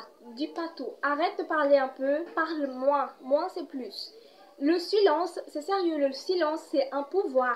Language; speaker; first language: French; non-native, fluent; Portuguese